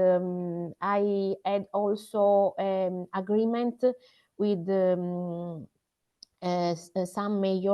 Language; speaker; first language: English; non-native, learner; Italian